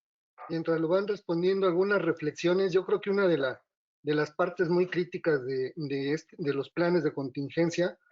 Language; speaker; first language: Spanish; native; Spanish